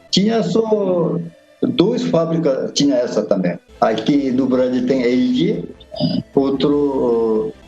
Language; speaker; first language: Portuguese; non-native, learner; Korean